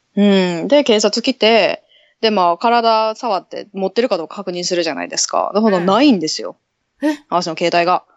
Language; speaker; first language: Japanese; native; Japanese